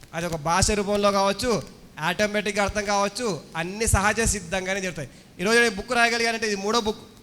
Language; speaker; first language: Telugu; native; Telugu